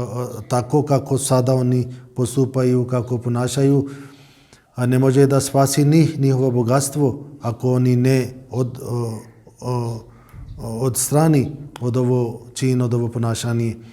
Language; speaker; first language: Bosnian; non-native, fluent; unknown